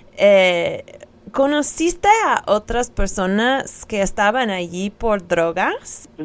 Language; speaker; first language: Spanish; non-native, fluent; English